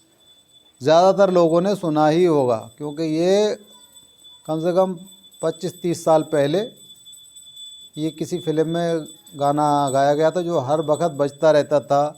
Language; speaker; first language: Urdu; native; Urdu